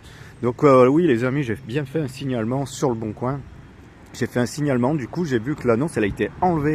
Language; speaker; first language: French; native; French